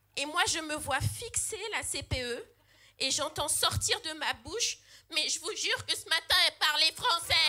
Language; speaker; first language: French; early bilingual, other home language; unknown